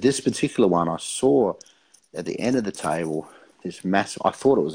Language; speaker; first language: English; native; English